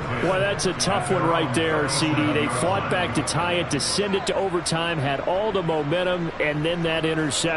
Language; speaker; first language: English; native; English